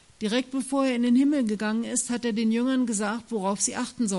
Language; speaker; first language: German; native; German